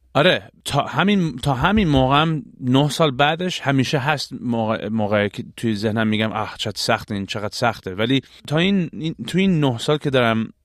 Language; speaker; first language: Persian; early bilingual, heritage; Persian